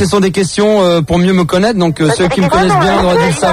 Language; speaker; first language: French; native; French